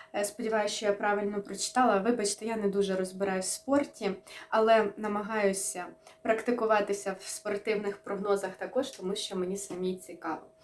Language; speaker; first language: Ukrainian; non-native, local second language; Russian